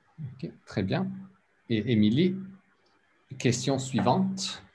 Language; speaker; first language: French; non-native, learner; English